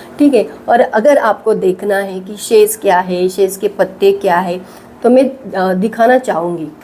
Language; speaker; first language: Hindi; non-native, local second language; Marathi